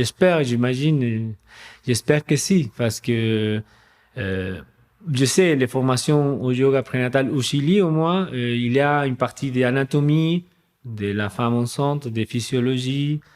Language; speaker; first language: French; non-native, fluent; Spanish